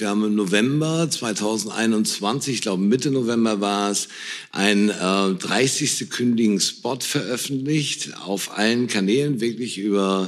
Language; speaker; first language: German; native; German